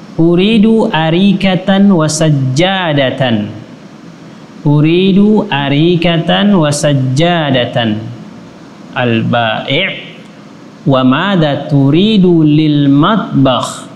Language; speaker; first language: Arabic; non-native, fluent; Indonesian